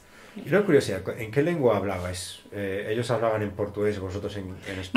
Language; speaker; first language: Spanish; native; Spanish